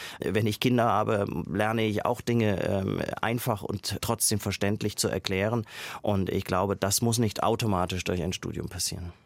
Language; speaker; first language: German; native; German